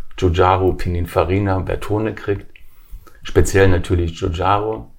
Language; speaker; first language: German; native; German